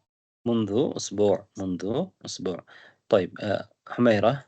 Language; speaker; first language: Arabic; non-native, fluent; Tamil